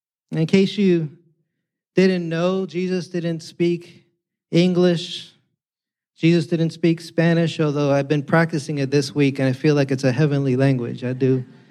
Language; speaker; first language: English; early bilingual, other home language; Spanish